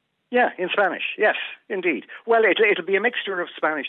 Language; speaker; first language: English; native; English